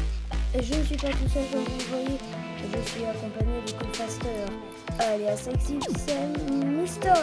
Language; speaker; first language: French; native; French